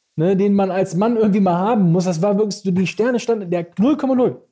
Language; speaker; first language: German; native; German